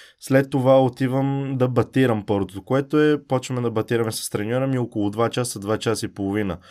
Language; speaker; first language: Bulgarian; early bilingual, heritage; Bulgarian